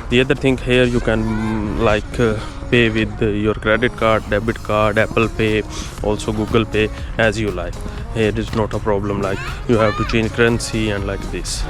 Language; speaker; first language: English; non-native, learner; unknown